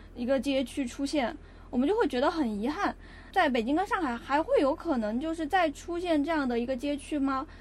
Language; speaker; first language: Chinese; native; Chinese